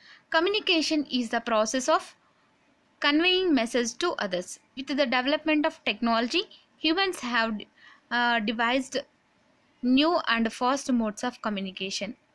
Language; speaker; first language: English; non-native, local second language; Telugu